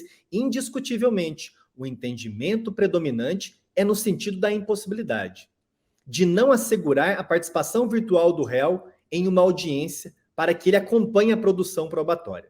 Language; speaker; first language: Portuguese; native; Portuguese